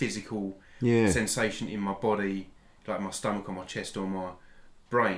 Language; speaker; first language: English; native; English